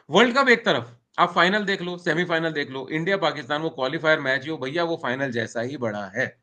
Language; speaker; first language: Hindi; native; Hindi